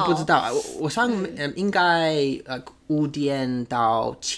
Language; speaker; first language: Chinese; non-native, learner; English